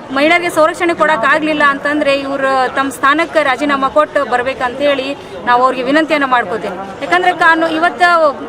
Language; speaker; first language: Kannada; native; Kannada